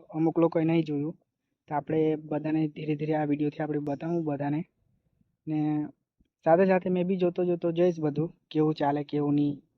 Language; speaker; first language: Gujarati; non-native, local second language; Bhili